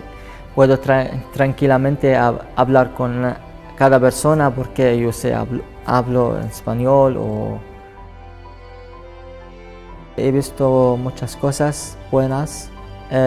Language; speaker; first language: Spanish; non-native, learner; Arabic